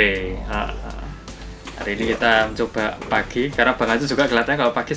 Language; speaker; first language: Indonesian; native; Indonesian